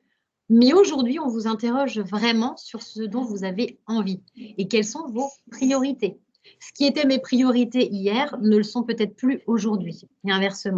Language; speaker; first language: French; native; French